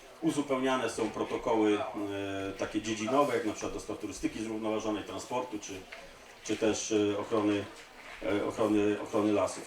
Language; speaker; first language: Polish; native; Polish